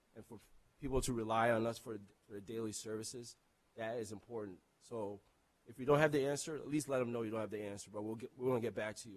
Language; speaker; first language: English; non-native, local second language; Akan